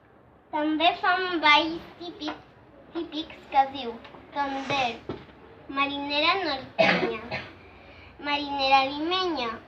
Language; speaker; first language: Catalan; early bilingual, other home language; Spanish